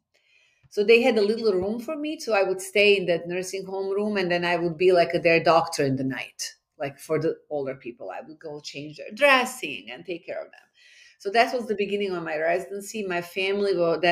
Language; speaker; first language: English; non-native, fluent; Bosnian